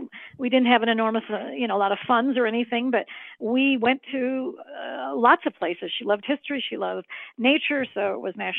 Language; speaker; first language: English; native; English